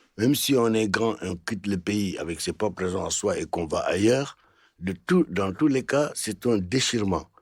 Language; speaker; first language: French; non-native, local second language; Wolof